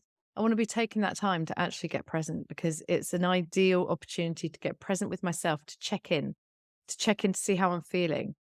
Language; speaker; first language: English; native; English